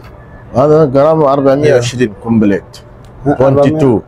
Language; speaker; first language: Arabic; non-native, learner; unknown